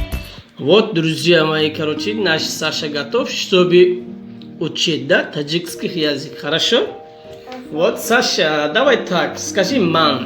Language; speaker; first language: Russian; non-native, local second language; Tajik